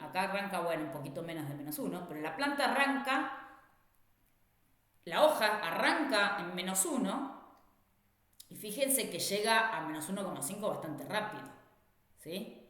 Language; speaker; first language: Spanish; native; Spanish